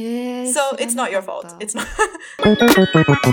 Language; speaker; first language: English; non-native, fluent; Japanese